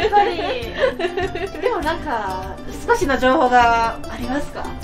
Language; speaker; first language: Japanese; non-native, fluent; Cantonese